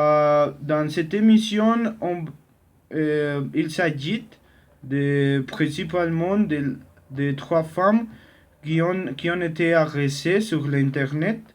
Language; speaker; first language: French; non-native, learner; Spanish